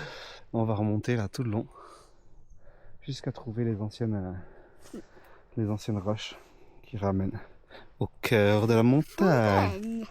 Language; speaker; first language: French; native; French